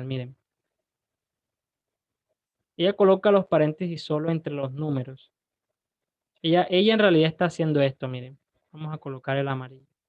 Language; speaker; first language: Spanish; native; Spanish